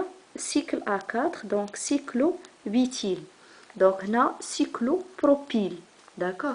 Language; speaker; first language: Arabic; native; Arabic